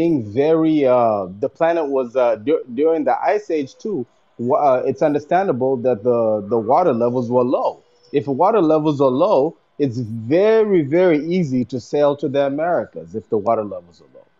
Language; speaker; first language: English; non-native, local second language; Luyia